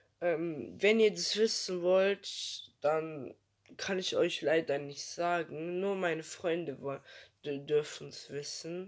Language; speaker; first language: German; early bilingual, other home language; Turkish